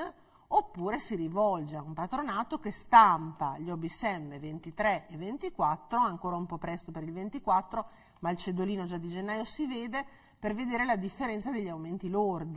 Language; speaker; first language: Italian; native; Italian